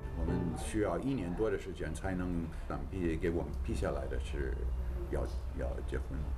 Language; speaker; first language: Chinese; non-native, fluent; English